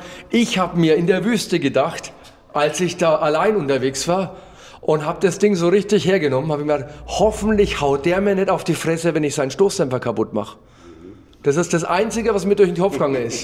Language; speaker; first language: German; native; German